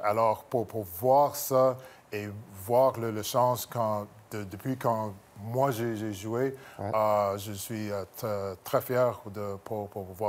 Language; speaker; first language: French; non-native, local second language; English